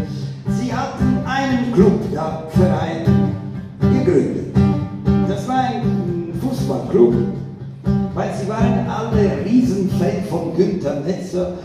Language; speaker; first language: German; non-native, fluent; Italian